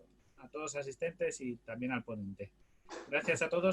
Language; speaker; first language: Spanish; native; Spanish